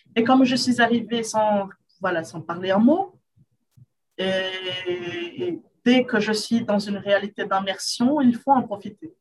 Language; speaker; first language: French; non-native, fluent; Portuguese